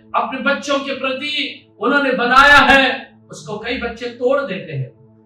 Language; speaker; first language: Hindi; non-native, local second language; Marathi